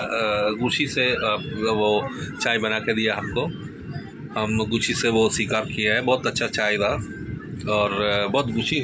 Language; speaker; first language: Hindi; non-native, local second language; Malayalam